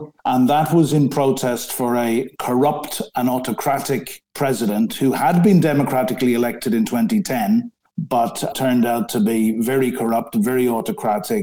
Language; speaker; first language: English; native; English